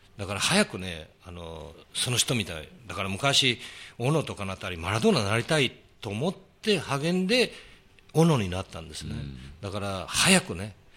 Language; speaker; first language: Japanese; early bilingual, heritage; Portuguese